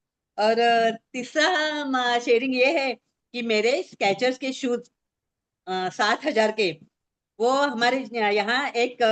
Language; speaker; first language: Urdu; non-native, local second language; Marathi